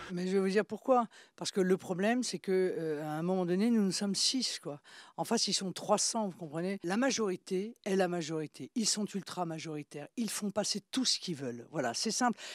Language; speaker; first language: French; native; French